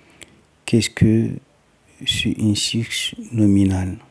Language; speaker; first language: French; non-native, learner; Arabic